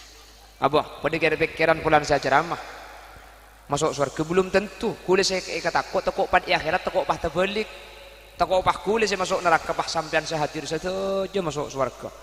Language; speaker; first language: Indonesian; non-native, local second language; Madurese